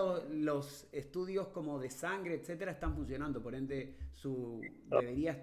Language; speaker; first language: Spanish; native; Spanish